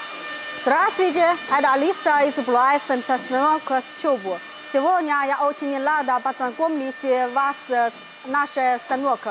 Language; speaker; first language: Russian; non-native, learner; Chinese